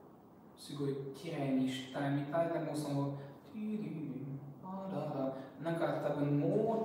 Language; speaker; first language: Japanese; non-native, learner; Hungarian